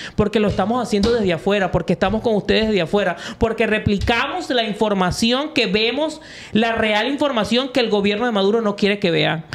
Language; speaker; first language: Spanish; native; Spanish